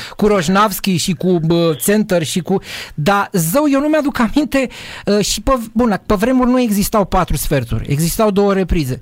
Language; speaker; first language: Romanian; native; Romanian